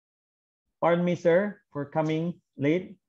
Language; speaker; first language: English; non-native, fluent; Indonesian